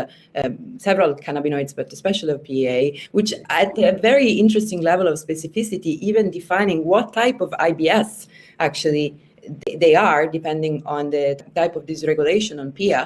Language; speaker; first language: English; non-native, fluent; Italian